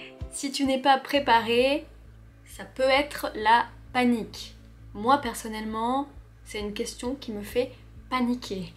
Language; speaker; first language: French; native; French